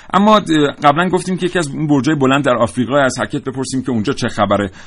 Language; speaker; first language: Persian; native; Persian